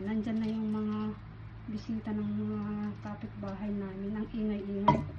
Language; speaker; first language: Filipino; native; Filipino